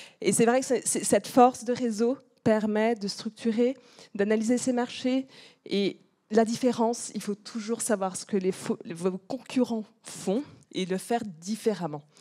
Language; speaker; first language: French; native; French